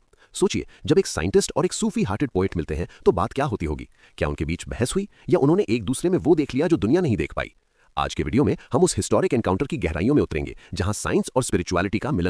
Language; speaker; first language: Hindi; native; Hindi